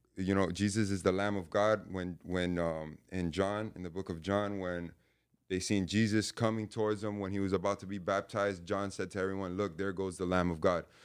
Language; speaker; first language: English; native; English